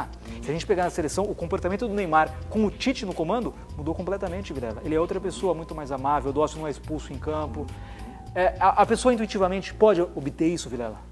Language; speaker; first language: Portuguese; native; Portuguese